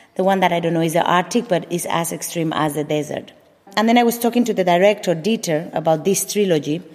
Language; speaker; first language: English; non-native, fluent; Spanish